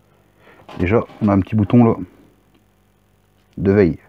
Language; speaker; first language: French; native; French